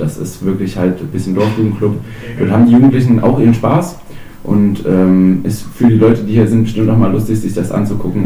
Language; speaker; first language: German; native; German